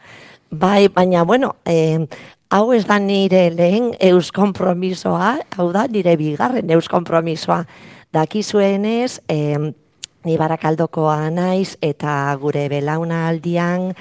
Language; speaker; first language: Basque; non-native, local second language; Spanish